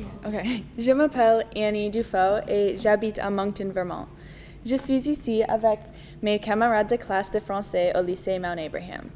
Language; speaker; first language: French; non-native, learner; English